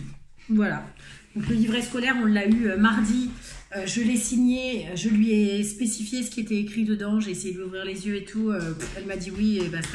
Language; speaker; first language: French; native; French